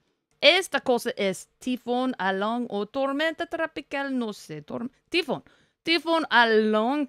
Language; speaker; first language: Spanish; non-native, learner; English